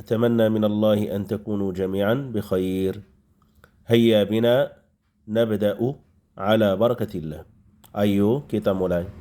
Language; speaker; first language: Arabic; non-native, fluent; Indonesian